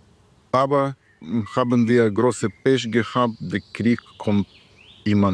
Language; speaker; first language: German; non-native, learner; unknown